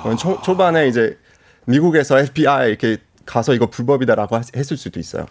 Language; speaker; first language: Korean; non-native, fluent; French